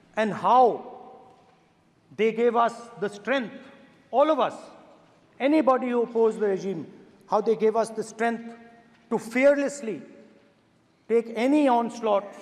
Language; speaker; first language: English; non-native, local second language; Hindi